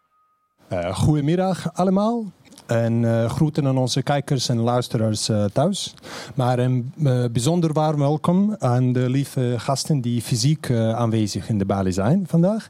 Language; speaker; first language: Dutch; non-native, fluent; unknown